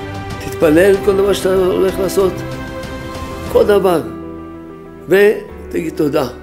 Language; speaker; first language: Hebrew; non-native, fluent; French